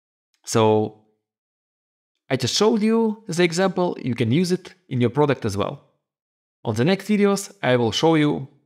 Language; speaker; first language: English; non-native, fluent; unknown